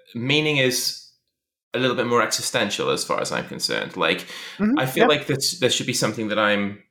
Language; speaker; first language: English; native; English